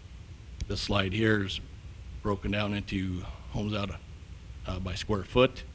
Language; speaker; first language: English; native; English